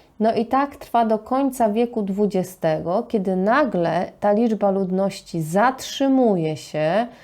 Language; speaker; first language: Polish; native; Polish